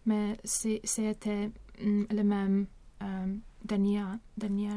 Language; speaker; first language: French; non-native, learner; Swedish